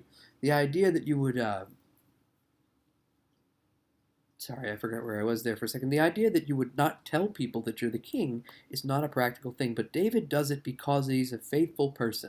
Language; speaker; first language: English; native; English